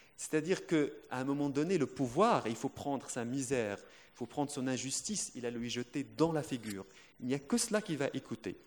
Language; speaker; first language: French; non-native, local second language; Arabic